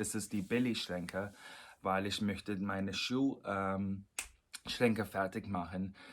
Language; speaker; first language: German; non-native, fluent; English